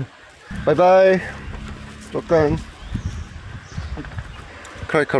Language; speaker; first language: Thai; non-native, learner; Korean